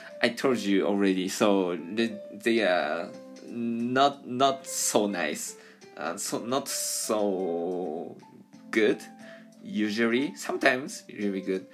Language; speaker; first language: English; non-native, learner; Japanese